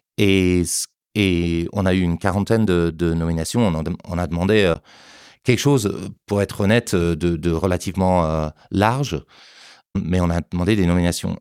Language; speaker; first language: French; non-native, fluent; English